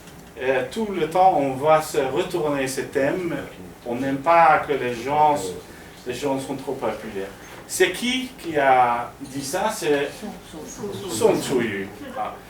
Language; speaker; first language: French; non-native, fluent; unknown